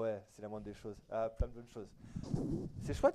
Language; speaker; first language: French; native; French